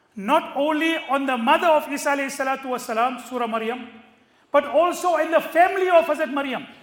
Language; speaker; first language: English; native; English